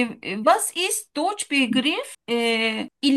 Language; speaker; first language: German; non-native, learner; Turkish